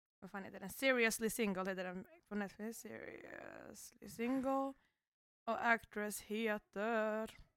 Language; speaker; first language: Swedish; early bilingual, other home language; Kinyarwanda